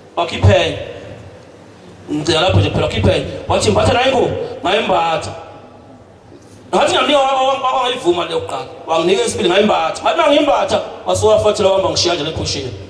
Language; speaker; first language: Zulu; native; Zulu